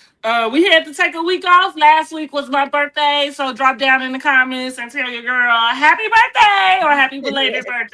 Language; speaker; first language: English; native; English